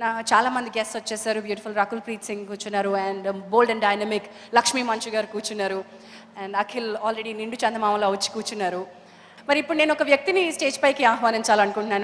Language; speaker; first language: Telugu; native; Telugu